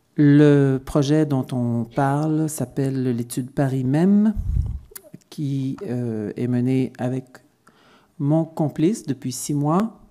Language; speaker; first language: French; native; French